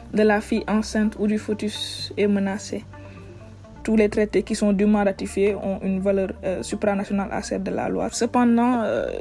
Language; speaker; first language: French; non-native, local second language; Wolof